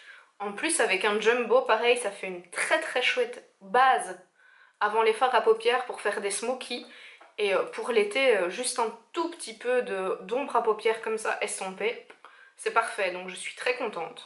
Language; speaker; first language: French; native; French